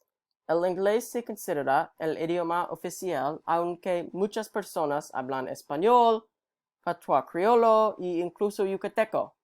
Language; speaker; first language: Spanish; non-native, learner; English